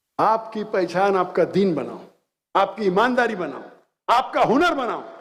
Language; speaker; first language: Hindi; non-native, local second language; Konkani